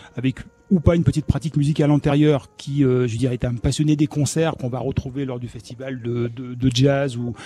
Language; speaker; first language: French; native; French